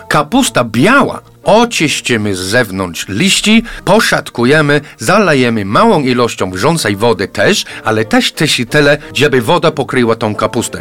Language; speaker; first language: Polish; non-native, fluent; English